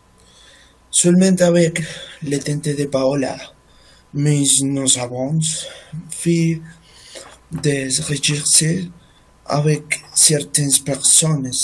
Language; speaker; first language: French; non-native, learner; Spanish